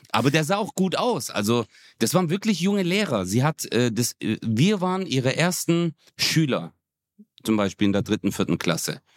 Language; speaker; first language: German; early bilingual, other home language; Turkish